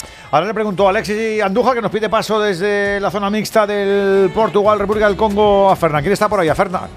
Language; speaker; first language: Spanish; native; Spanish